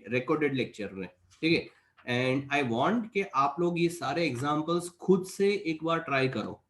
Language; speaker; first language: Hindi; non-native, local second language; Gujarati